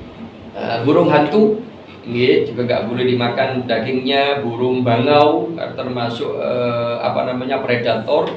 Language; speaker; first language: Indonesian; non-native, local second language; Javanese